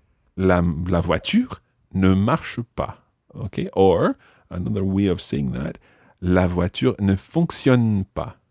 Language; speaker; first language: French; non-native, fluent; English